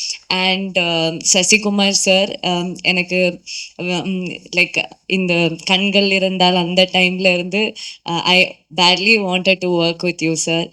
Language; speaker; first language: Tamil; non-native, local second language; Malayalam